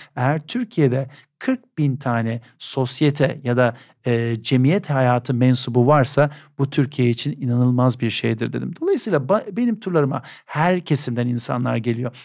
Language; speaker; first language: Turkish; native; Turkish